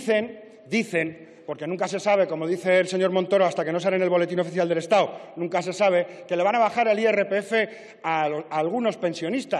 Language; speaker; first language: Spanish; native; Spanish